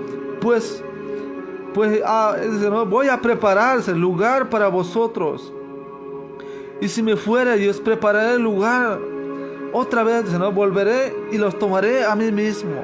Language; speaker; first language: Spanish; native; Spanish